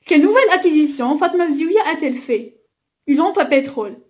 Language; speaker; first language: French; non-native, local second language; Arabic